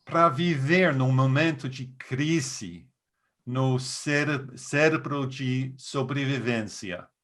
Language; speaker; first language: Portuguese; non-native, fluent; English